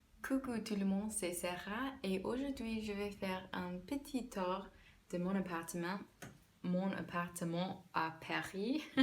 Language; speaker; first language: French; non-native, learner; English